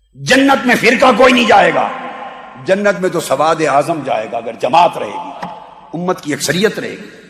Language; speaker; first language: Urdu; non-native, local second language; Punjabi